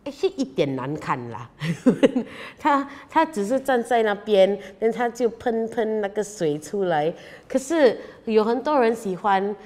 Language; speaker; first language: Chinese; non-native, local second language; English